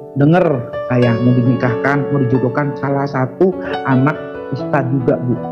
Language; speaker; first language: Indonesian; non-native, local second language; Sundanese